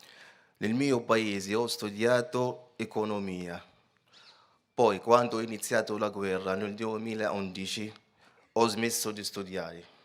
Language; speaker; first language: Italian; non-native, fluent; Arabic